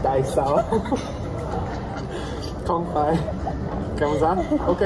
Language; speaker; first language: Vietnamese; non-native, learner; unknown